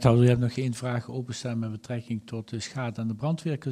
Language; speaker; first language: Dutch; native; Dutch